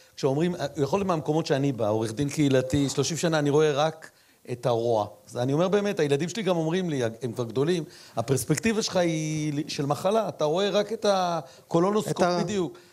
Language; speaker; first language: Hebrew; native; Hebrew